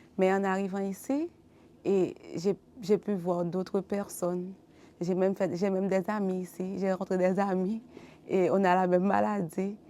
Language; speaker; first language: French; non-native, local second language; Haitian Creole